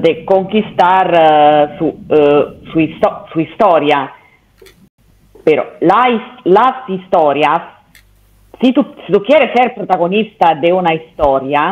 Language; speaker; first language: Spanish; non-native, learner; Italian